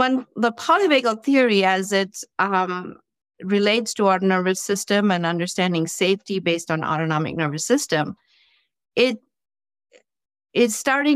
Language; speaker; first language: English; non-native, local second language; Gujarati